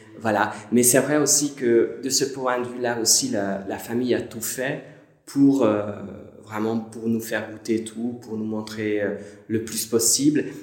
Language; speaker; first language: French; non-native, fluent; Hungarian